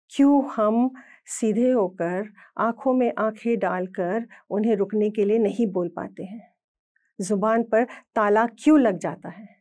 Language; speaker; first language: Hindi; native; Hindi